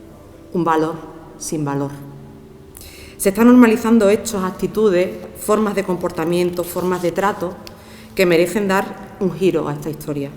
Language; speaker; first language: Spanish; native; Spanish